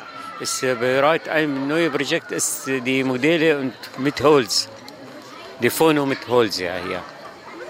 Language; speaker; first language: German; non-native, learner; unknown